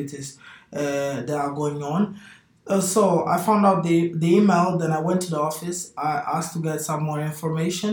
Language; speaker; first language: English; non-native, fluent; Portuguese